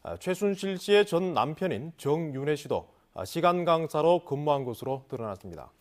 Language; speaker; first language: Korean; native; Korean